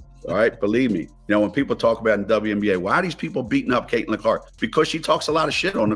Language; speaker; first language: English; native; English